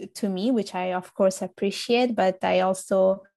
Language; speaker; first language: English; early bilingual, other home language; Italian